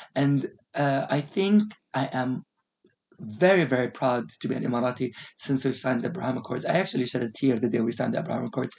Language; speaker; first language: English; non-native, fluent; Arabic